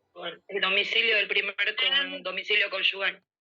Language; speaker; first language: Spanish; native; Spanish